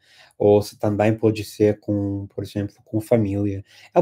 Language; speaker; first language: Portuguese; non-native, fluent; English